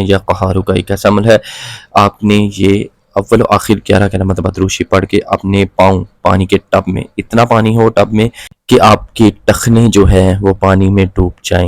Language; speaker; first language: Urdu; non-native, local second language; Punjabi